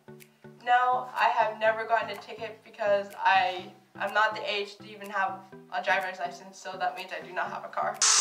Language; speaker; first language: English; native; English